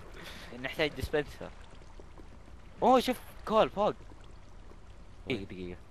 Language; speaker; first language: Arabic; native; Arabic